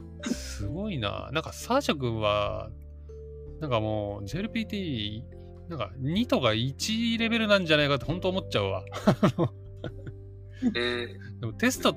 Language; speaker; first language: Japanese; native; Japanese